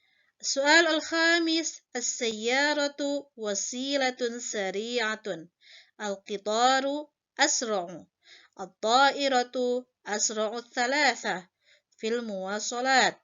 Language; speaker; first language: Arabic; non-native, fluent; Indonesian